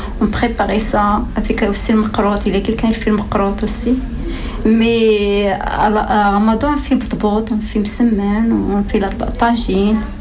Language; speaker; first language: French; non-native, learner; Arabic